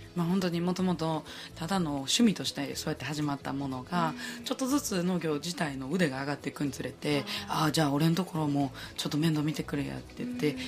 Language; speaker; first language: Japanese; native; Japanese